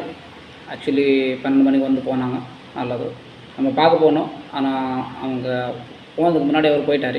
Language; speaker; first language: Tamil; non-native, learner; Hindi